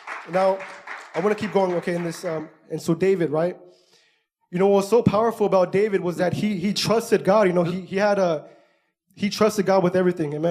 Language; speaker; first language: English; early bilingual, other home language; Spanish